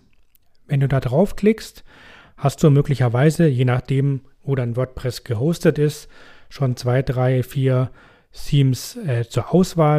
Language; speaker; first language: German; native; German